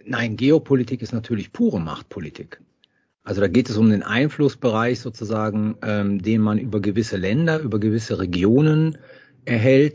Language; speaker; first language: German; native; German